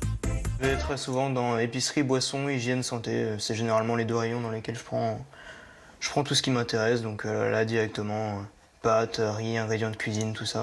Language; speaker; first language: French; native; French